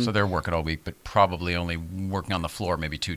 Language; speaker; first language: English; native; English